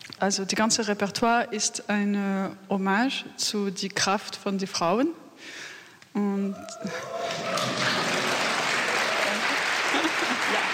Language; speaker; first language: German; non-native, learner; French